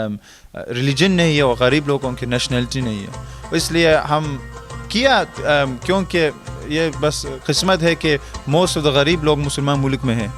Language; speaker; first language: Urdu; early bilingual, heritage; Urdu